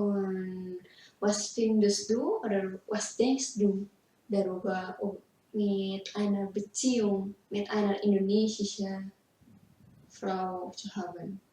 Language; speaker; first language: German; non-native, learner; Indonesian